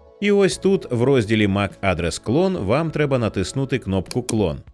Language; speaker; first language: Ukrainian; native; Ukrainian